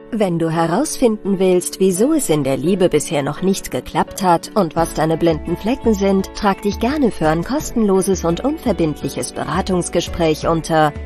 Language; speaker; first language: German; native; German